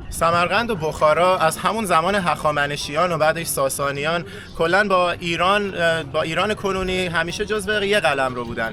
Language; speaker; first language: Persian; native; Persian